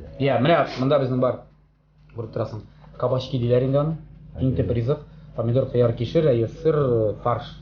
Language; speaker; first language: Tatar; native; Tatar